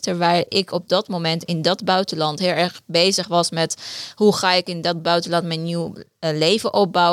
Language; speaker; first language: Dutch; non-native, fluent; Persian